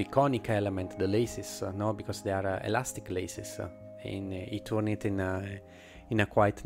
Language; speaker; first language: English; non-native, fluent; Italian